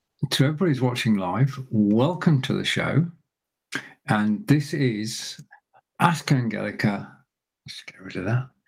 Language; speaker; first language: English; native; English